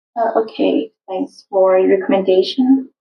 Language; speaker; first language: English; non-native, learner; Vietnamese